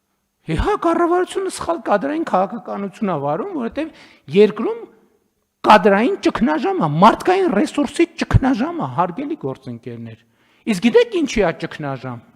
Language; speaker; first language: Armenian; native; Armenian